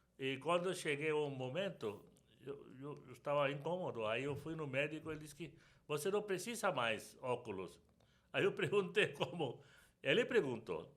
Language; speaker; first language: Portuguese; non-native, fluent; Sindhi